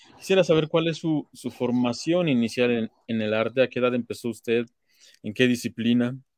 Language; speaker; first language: Spanish; native; Spanish